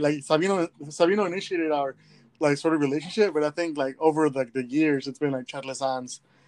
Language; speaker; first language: English; early bilingual, other home language; Spanish